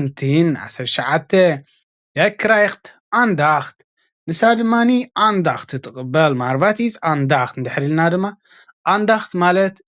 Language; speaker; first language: Dutch; non-native, fluent; Tigrinya